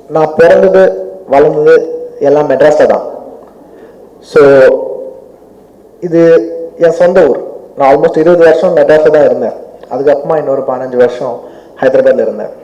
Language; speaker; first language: Tamil; non-native, local second language; Telugu